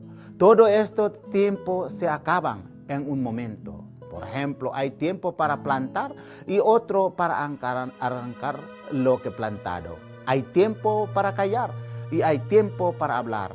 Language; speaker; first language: Spanish; non-native, fluent; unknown